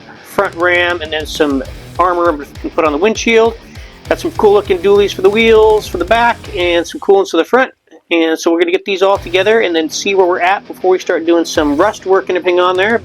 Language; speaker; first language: English; native; English